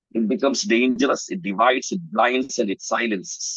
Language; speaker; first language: English; non-native, local second language; Malayalam